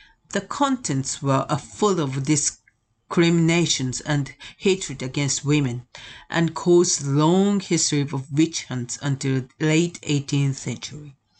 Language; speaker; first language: English; non-native, fluent; Japanese